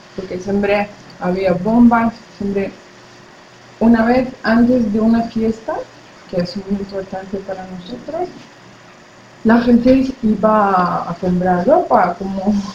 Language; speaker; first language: Spanish; non-native, learner; Arabic